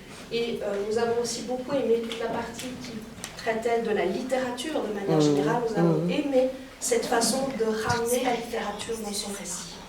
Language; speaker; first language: French; native; French